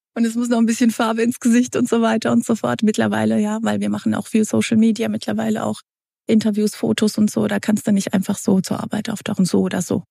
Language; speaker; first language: German; early bilingual, other home language; Romanian